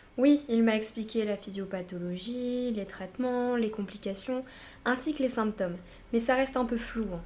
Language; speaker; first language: French; native; French